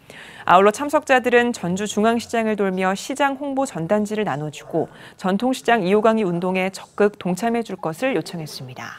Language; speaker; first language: Korean; native; Korean